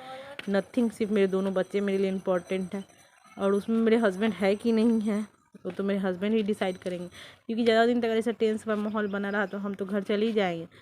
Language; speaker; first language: Hindi; native; Hindi